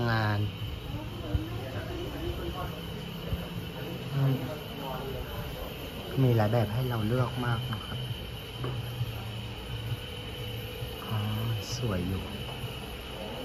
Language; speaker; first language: Thai; non-native, fluent; Vietnamese